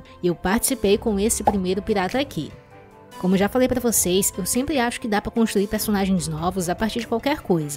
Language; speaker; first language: Portuguese; native; Portuguese